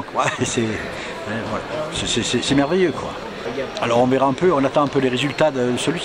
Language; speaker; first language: French; native; French